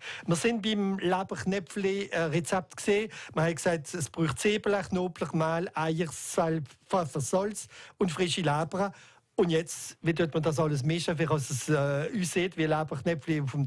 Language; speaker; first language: German; native; German